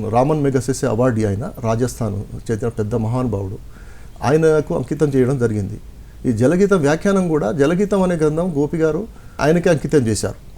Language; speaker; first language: Telugu; non-native, local second language; Lambadi